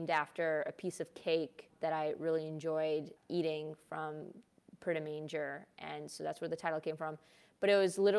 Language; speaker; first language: English; early bilingual, other home language; Hindi